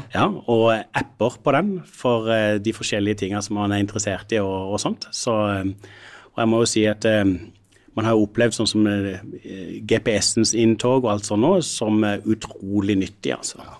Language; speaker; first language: Norwegian; native; Norwegian